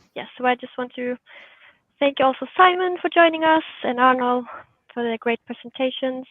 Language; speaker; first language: English; non-native, fluent; Norwegian